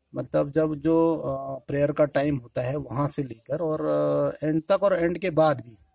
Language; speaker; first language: Hindi; native; Hindi